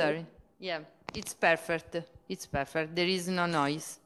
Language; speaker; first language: English; non-native, fluent; Italian